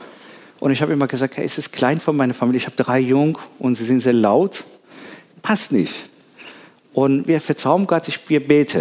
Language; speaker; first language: German; non-native, learner; Persian